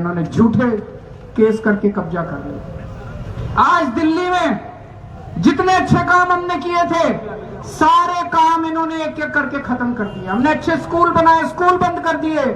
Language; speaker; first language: Hindi; native; Hindi